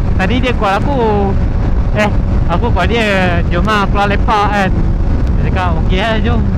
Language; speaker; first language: Malay; native; Malay